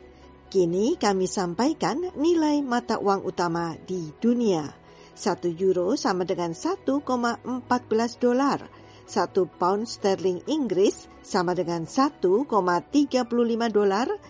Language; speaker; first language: Indonesian; native; Indonesian